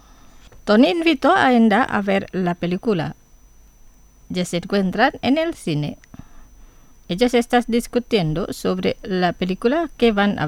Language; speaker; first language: Spanish; non-native, fluent; Indonesian